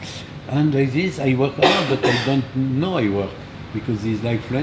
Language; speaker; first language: English; non-native, learner; French